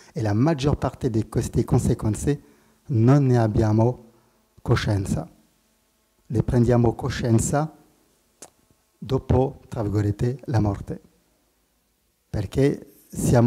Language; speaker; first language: Italian; non-native, fluent; French